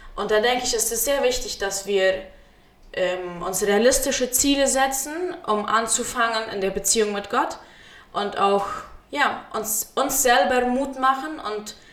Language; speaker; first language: German; early bilingual, heritage; Spanish